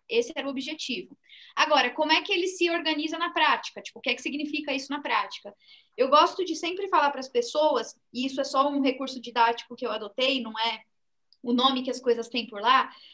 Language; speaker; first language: Portuguese; native; Portuguese